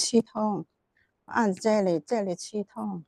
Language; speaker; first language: Chinese; non-native, local second language; Cantonese